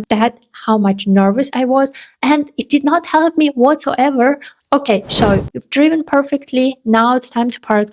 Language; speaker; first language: English; non-native, fluent; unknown